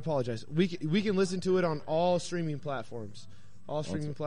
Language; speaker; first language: English; native; English